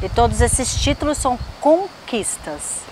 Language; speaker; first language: Portuguese; native; Portuguese